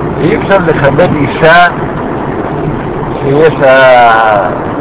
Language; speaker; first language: Hebrew; non-native, fluent; Russian